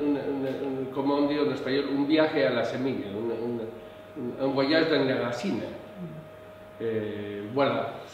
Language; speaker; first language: French; non-native, fluent; Spanish